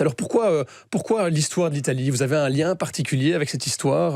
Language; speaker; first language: French; native; French